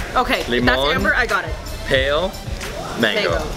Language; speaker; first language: English; native; English